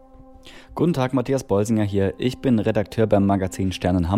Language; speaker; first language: German; native; German